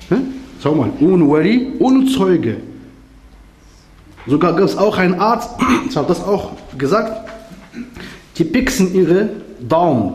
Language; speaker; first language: German; non-native, learner; Arabic